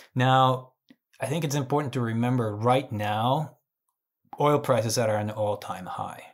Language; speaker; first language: English; non-native, fluent; Spanish